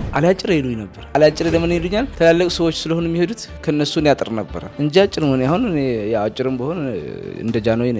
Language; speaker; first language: Amharic; non-native, local second language; Afar